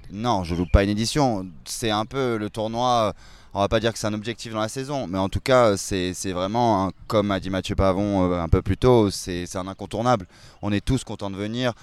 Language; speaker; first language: French; native; French